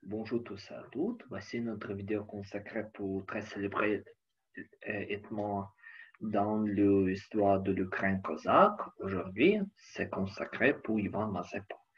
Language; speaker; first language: French; non-native, learner; Ukrainian